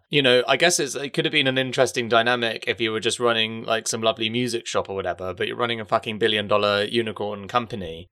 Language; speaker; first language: English; native; English